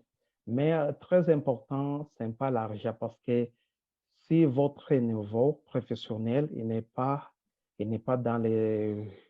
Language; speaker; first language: French; non-native, local second language; Rundi